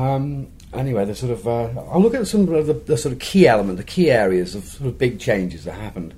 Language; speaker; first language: English; native; English